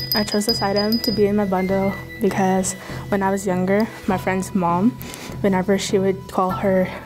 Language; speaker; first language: English; native; English